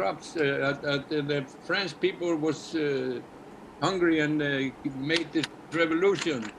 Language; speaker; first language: English; non-native, learner; Icelandic